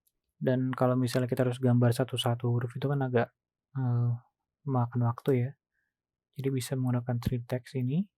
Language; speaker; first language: Indonesian; native; Indonesian